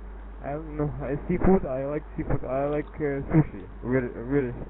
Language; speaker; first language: English; non-native, learner; Russian